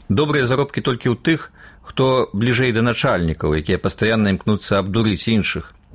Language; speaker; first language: Belarusian; native; Belarusian